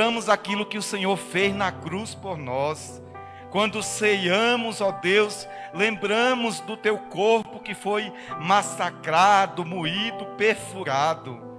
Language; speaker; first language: Portuguese; native; Portuguese